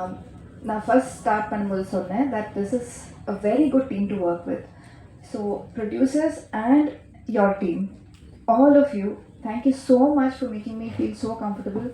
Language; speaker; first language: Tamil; non-native, learner; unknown